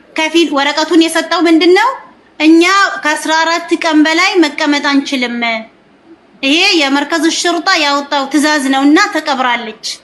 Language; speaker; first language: Amharic; native; Amharic